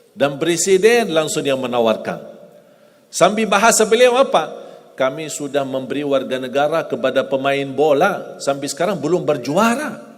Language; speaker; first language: Indonesian; non-native, fluent; Arabic